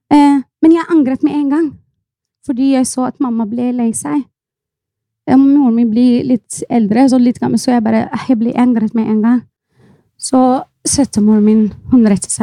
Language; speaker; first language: Norwegian; non-native, fluent; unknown